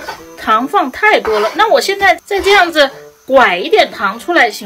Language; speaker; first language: Chinese; native; Chinese